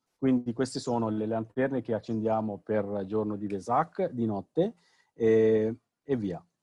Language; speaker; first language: Italian; non-native, fluent; Sinhala